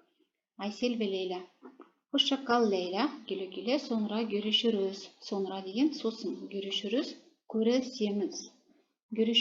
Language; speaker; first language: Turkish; non-native, fluent; Kazakh